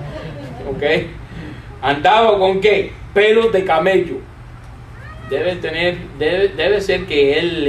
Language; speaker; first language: Spanish; non-native, fluent; English